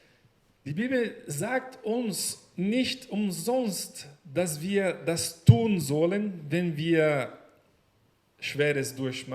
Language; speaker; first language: German; non-native, learner; Portuguese